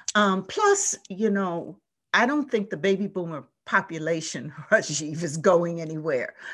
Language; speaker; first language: English; native; English